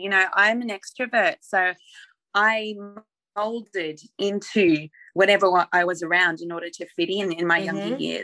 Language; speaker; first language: English; native; English